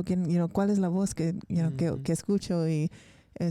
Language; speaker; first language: Spanish; early bilingual, heritage; English